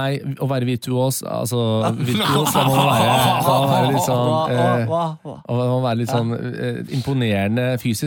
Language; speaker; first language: Norwegian; native; Norwegian